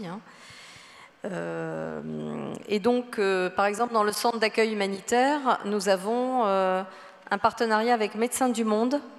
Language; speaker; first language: French; native; French